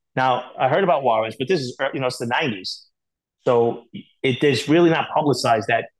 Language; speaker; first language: English; native; English